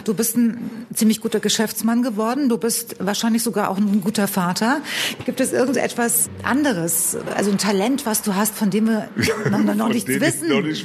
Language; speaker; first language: German; native; German